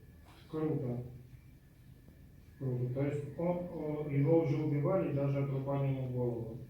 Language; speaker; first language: Russian; native; Russian